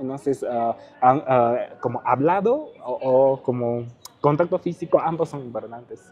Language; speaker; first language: Spanish; non-native, fluent; Chinese